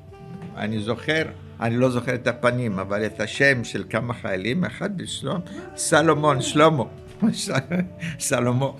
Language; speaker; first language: Hebrew; early bilingual, other home language; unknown